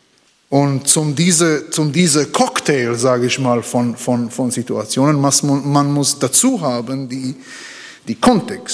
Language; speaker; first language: German; non-native, learner; Hebrew